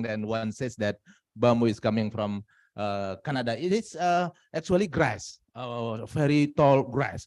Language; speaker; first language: English; non-native, fluent; Indonesian